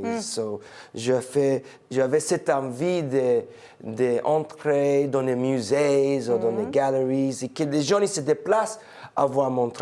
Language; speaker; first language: French; non-native, fluent; English